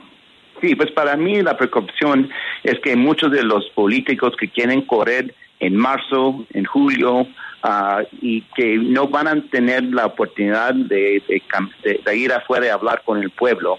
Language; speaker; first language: Spanish; early bilingual, heritage; Spanish